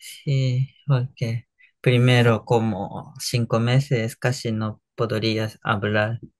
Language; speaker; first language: Spanish; non-native, learner; Japanese